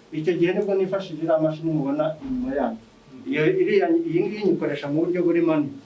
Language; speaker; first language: Kinyarwanda; native; Kinyarwanda